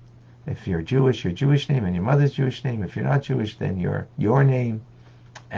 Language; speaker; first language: English; native; English